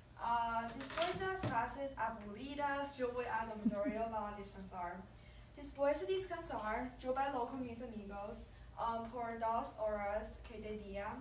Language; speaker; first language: Spanish; non-native, learner; English